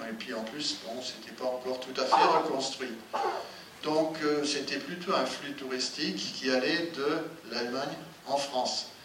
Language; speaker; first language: French; non-native, fluent; German